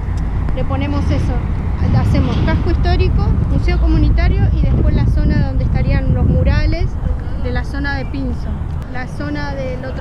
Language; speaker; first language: Spanish; native; Spanish